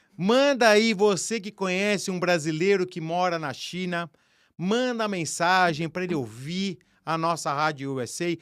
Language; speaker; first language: Portuguese; native; Portuguese